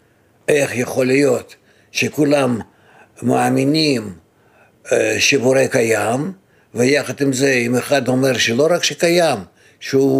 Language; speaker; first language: Hebrew; non-native, fluent; Russian